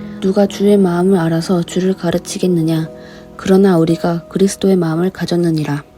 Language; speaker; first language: Korean; native; Korean